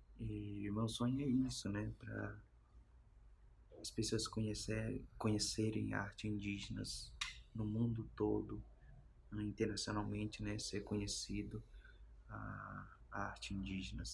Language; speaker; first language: Portuguese; non-native, local second language; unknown